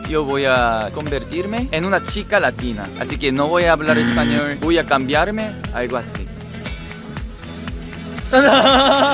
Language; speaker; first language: Spanish; non-native, learner; Korean